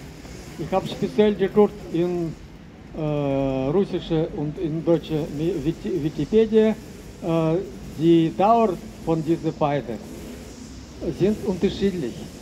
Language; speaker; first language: German; non-native, learner; Russian